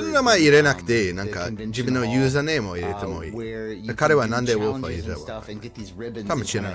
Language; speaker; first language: Japanese; non-native, learner; English